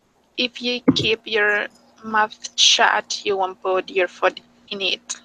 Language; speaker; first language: English; non-native, fluent; Spanish